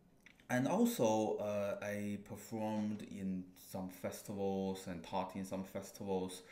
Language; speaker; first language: English; non-native, fluent; Chinese